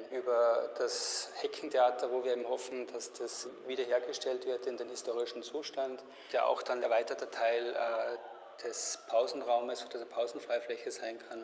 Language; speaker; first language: German; native; German